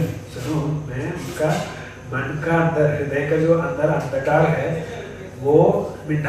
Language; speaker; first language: Hindi; non-native, fluent; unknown